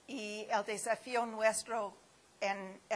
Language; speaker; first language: Spanish; non-native, fluent; English